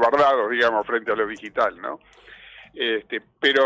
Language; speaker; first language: Spanish; native; Spanish